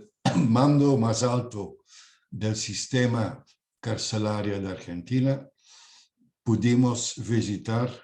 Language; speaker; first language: Spanish; non-native, fluent; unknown